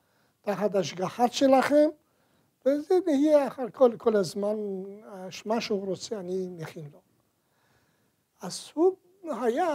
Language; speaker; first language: Hebrew; non-native, fluent; Persian